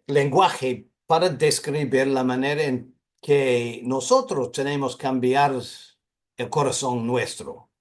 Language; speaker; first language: Spanish; non-native, fluent; English